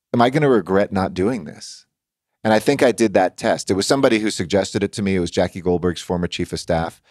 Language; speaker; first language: English; native; English